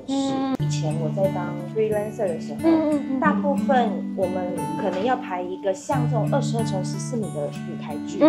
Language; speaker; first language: Chinese; native; Chinese